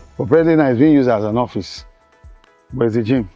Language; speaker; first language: English; non-native, local second language; Igbo